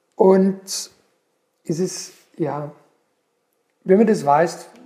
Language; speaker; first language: German; non-native, fluent; Dutch